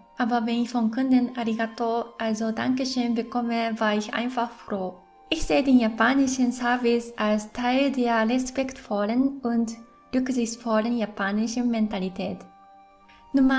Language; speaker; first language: German; non-native, fluent; Japanese